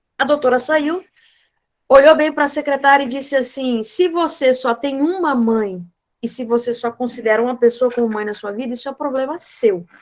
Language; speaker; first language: Portuguese; non-native, fluent; Spanish